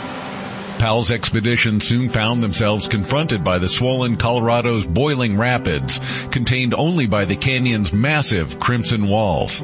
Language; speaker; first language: English; native; English